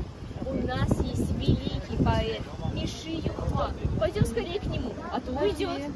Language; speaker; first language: Russian; native; Russian